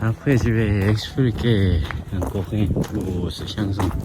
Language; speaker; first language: French; non-native, learner; Korean